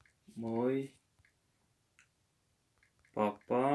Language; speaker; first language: Russian; non-native, learner; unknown